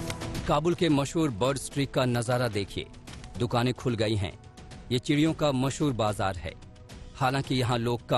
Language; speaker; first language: Hindi; native; Hindi